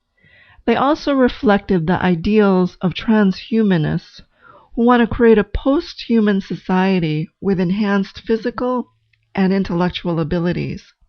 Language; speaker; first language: English; native; English